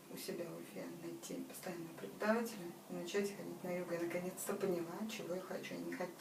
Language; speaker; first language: Russian; native; Russian